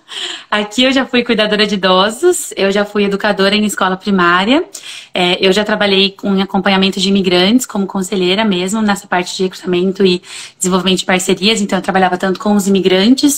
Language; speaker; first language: Portuguese; native; Portuguese